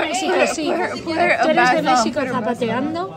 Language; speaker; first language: Spanish; native; Spanish